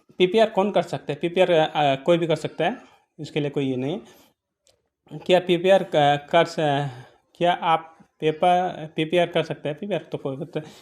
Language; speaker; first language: Hindi; non-native, local second language; Bangla